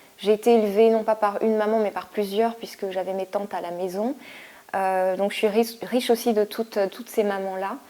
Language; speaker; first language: French; native; French